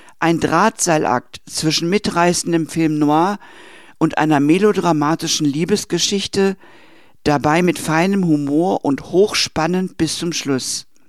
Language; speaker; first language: German; native; German